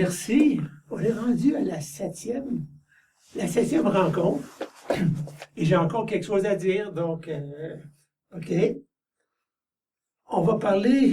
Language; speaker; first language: French; native; French